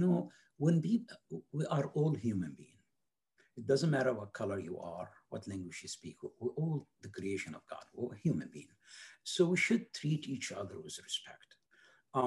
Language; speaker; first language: English; non-native, fluent; Arabic